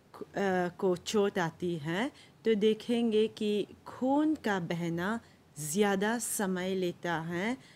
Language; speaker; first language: Hindi; non-native, local second language; Morisyen